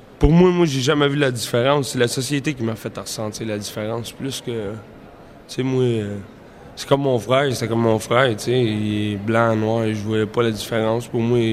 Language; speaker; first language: French; native; French